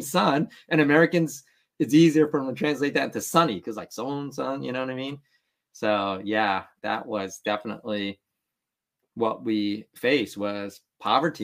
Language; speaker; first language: English; early bilingual, other home language; Vietnamese